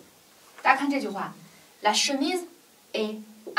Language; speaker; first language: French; non-native, fluent; Chinese